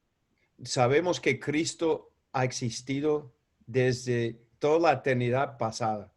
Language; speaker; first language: Spanish; non-native, fluent; English